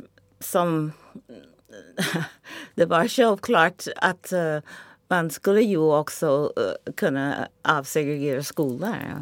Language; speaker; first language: Swedish; non-native, fluent; English